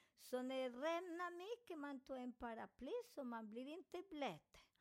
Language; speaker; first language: Swedish; non-native, learner; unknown